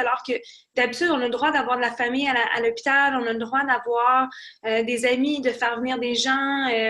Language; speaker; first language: French; native; French